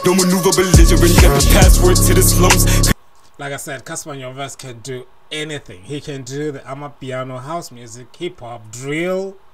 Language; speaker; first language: English; non-native, local second language; Tswana